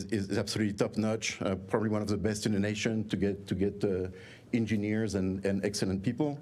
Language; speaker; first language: English; non-native, fluent; French